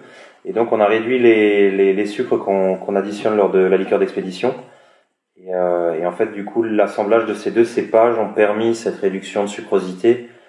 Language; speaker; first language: French; native; French